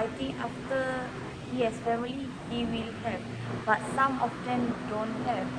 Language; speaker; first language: English; non-native, learner; Malay